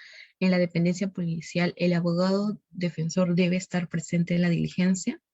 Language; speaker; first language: Spanish; native; Spanish